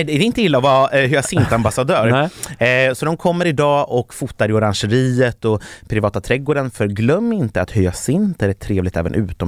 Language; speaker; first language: Swedish; native; Swedish